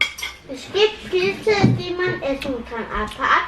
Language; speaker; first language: German; early bilingual, other home language; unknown